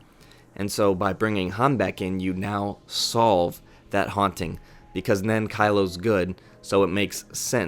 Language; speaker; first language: English; native; English